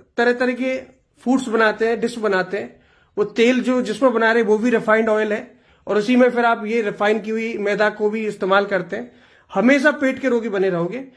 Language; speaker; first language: Hindi; non-native, local second language; Gujarati